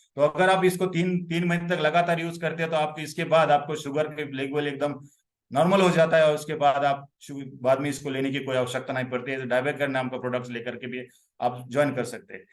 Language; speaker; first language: Hindi; non-native, local second language; Marathi